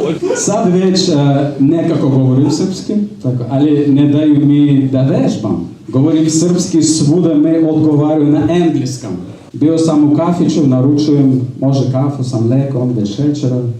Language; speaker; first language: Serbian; non-native, fluent; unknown